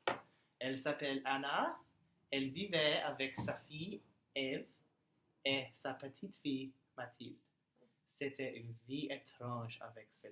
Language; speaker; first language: French; non-native, learner; English